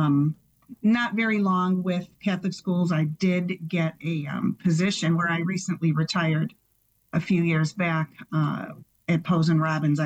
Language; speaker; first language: English; native; English